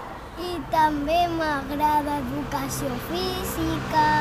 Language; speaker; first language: Catalan; early bilingual, other home language; Spanish